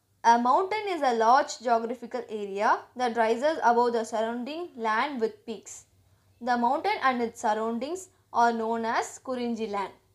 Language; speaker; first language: English; non-native, local second language; Tamil